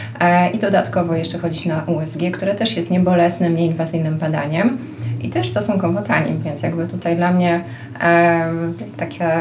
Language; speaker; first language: Polish; native; Polish